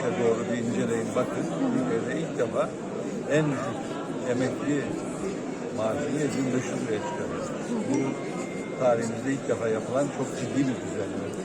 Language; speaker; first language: Turkish; native; Turkish